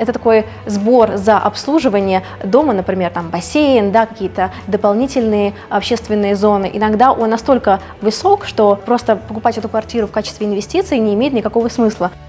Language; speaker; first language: Russian; native; Russian